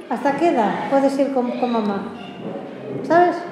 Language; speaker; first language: Spanish; native; Spanish